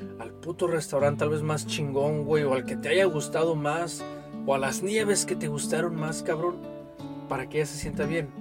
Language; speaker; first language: Spanish; native; Spanish